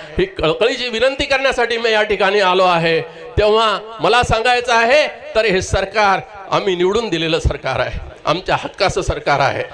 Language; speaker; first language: Marathi; non-native, local second language; Lambadi